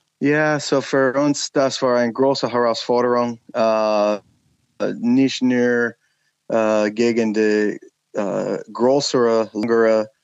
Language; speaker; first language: German; non-native, learner; English